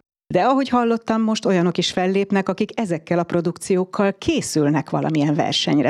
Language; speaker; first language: Hungarian; native; Hungarian